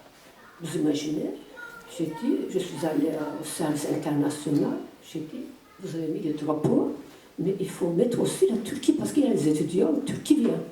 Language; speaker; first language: French; non-native, fluent; Turkish